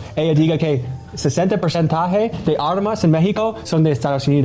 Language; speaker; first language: Spanish; non-native, learner; English